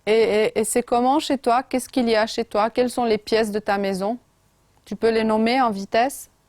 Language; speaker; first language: French; non-native, fluent; Romanian